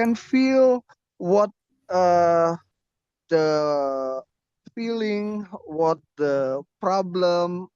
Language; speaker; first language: English; non-native, learner; Indonesian